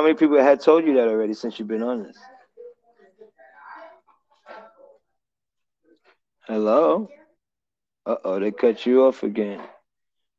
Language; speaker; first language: English; native; English